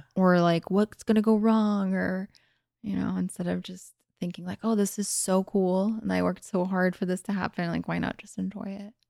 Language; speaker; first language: English; early bilingual, other home language; Hungarian